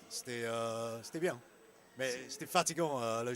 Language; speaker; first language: French; non-native, learner; English